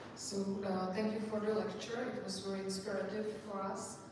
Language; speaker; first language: English; non-native, fluent; Czech